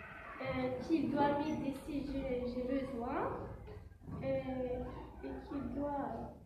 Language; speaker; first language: French; non-native, learner; Kabyle